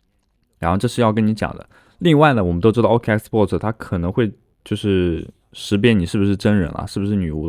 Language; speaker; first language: Chinese; native; Chinese